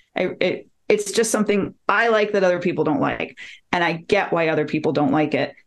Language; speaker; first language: English; native; English